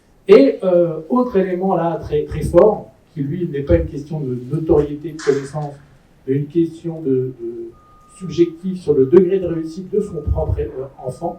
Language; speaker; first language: French; native; French